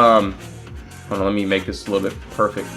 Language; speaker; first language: English; native; English